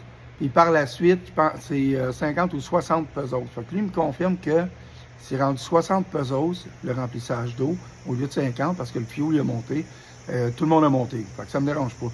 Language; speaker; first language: French; native; French